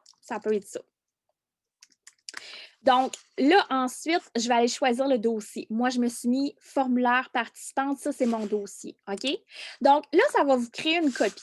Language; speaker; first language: French; native; French